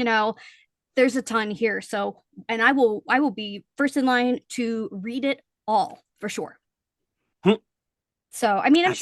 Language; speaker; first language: English; native; English